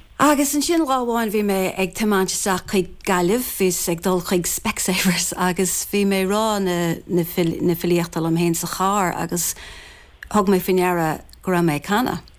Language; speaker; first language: Irish; non-native, local second language; English